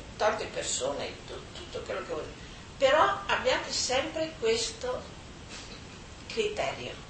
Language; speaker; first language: Italian; non-native, fluent; German